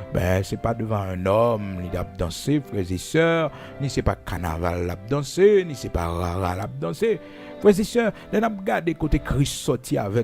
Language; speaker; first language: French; non-native, local second language; Haitian Creole